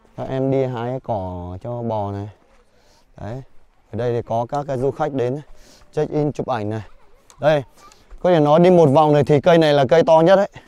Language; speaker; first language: Vietnamese; non-native, local second language; Hmong